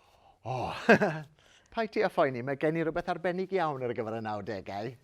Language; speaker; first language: Welsh; native; Welsh